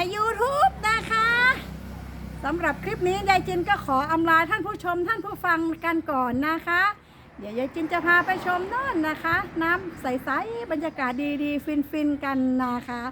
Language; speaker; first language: Thai; native; Thai